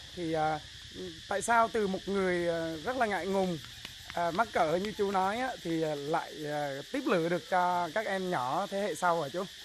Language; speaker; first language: Vietnamese; non-native, local second language; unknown